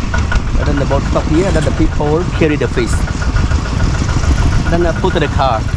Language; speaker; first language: English; non-native, learner; Khmer